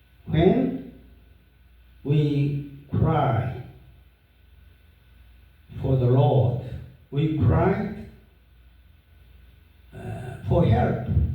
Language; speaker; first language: English; non-native, fluent; Korean